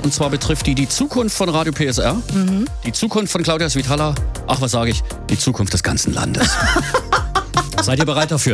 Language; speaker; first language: German; native; German